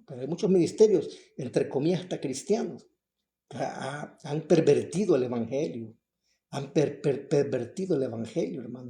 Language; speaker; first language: Spanish; native; Spanish